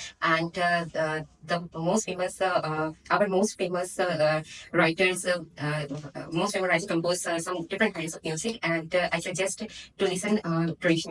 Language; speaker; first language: English; non-native, learner; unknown